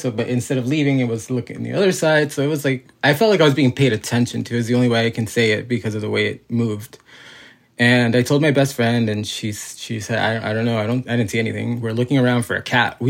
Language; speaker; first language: English; native; English